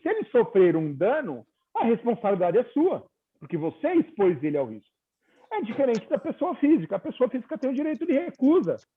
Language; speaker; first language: Portuguese; native; Portuguese